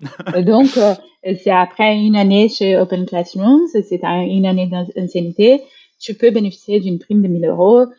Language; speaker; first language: French; non-native, fluent; Portuguese